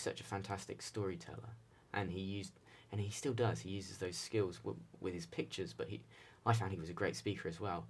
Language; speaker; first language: English; native; English